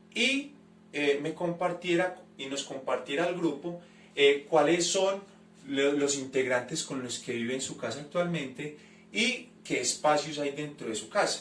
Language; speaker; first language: Spanish; native; Spanish